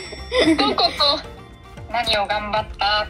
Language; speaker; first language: Japanese; native; Japanese